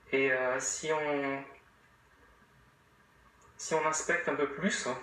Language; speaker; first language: French; native; French